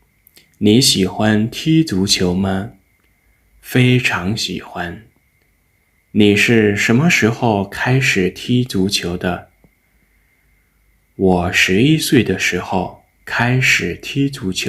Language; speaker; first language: Chinese; non-native, fluent; Lao